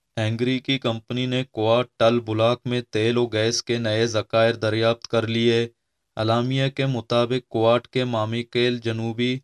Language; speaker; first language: Urdu; non-native, local second language; Baluchi